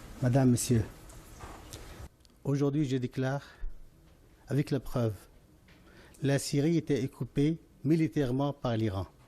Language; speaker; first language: French; non-native, fluent; Arabic